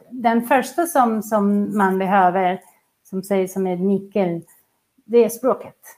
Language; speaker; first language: Swedish; non-native, fluent; Catalan